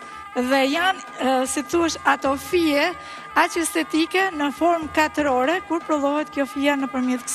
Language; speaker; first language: Albanian; native; Albanian